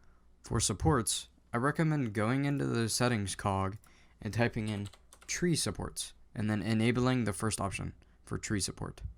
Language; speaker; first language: English; native; English